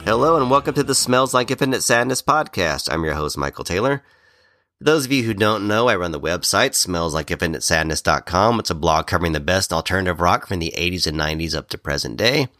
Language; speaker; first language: English; native; English